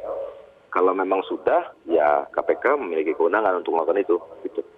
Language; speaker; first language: Indonesian; native; Indonesian